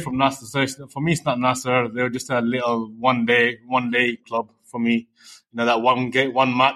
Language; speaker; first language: English; native; English